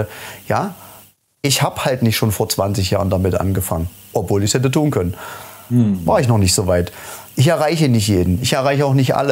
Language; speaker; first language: German; native; German